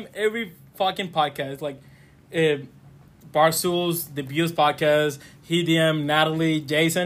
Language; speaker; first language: English; non-native, fluent; Spanish